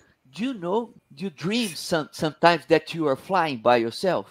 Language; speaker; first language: English; non-native, fluent; Portuguese